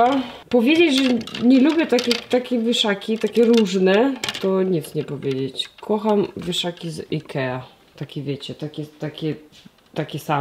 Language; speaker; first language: Polish; non-native, fluent; Russian